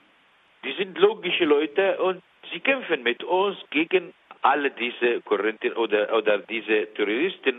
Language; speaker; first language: German; non-native, learner; Arabic